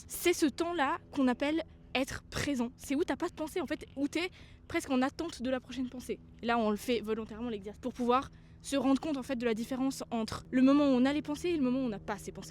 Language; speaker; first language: French; native; French